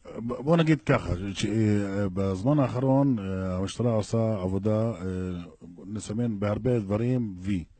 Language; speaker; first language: Hebrew; non-native, local second language; Arabic